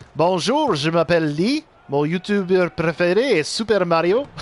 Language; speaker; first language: French; non-native, learner; English